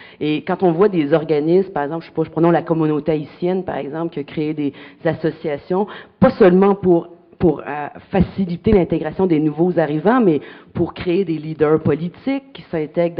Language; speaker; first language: French; native; French